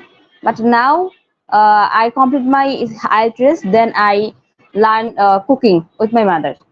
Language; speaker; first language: English; non-native, learner; Bangla